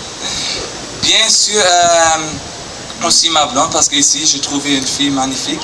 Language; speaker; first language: French; non-native, learner; German